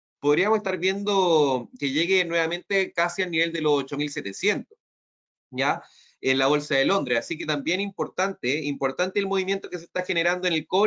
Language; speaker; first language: Spanish; native; Spanish